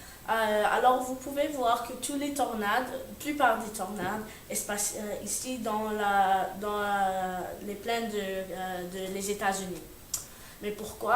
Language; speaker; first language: French; non-native, learner; English